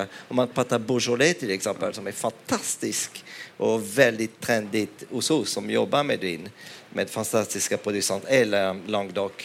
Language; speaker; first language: Swedish; non-native, fluent; French